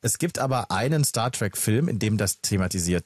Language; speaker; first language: German; native; German